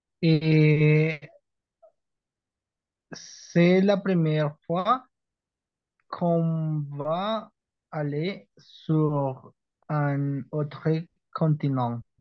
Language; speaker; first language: French; non-native, learner; Spanish